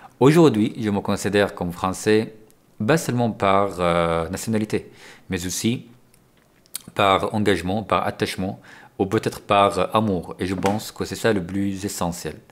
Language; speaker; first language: French; non-native, fluent; Arabic